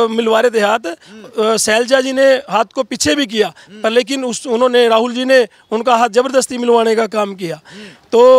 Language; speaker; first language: Hindi; native; Hindi